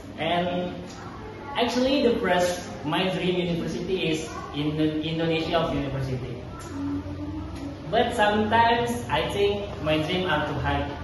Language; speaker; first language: English; non-native, learner; Indonesian